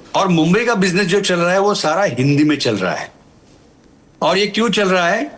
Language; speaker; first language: Hindi; non-native, local second language; Marathi